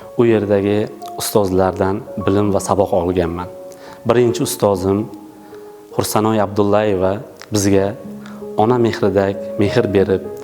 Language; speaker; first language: Uzbek; native; Uzbek